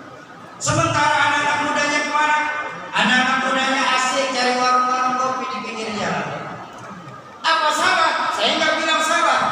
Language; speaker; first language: Indonesian; native; Indonesian